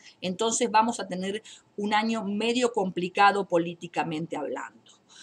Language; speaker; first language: Spanish; native; Spanish